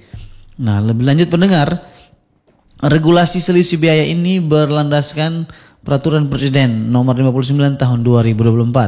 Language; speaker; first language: Indonesian; non-native, local second language; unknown